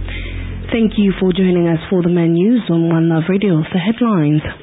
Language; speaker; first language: English; non-native, local second language; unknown